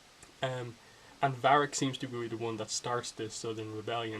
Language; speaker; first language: English; native; English